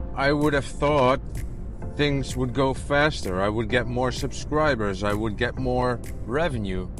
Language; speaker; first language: English; non-native, fluent; Dutch